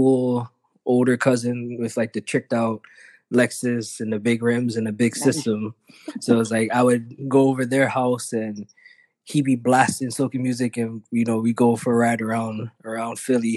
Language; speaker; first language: English; native; English